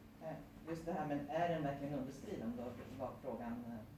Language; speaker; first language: Swedish; native; Swedish